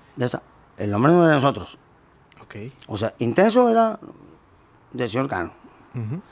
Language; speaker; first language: Spanish; native; Spanish